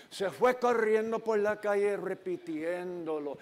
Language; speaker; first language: Spanish; non-native, fluent; English